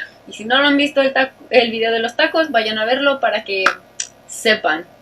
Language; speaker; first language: Spanish; native; Spanish